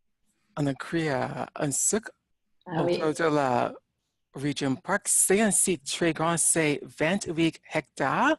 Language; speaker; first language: French; non-native, learner; English